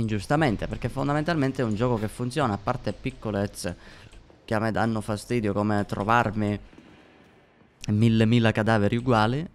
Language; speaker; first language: Italian; native; Italian